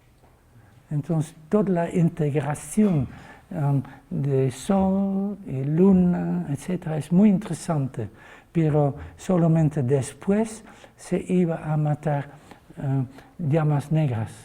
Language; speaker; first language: Spanish; non-native, fluent; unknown